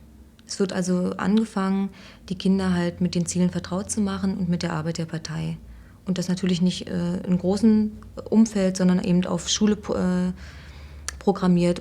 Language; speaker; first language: German; native; German